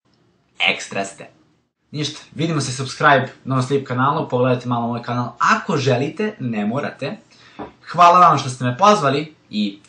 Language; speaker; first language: Serbian; native; Serbian